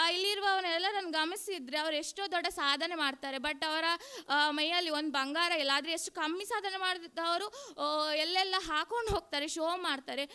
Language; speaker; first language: Kannada; non-native, local second language; Tulu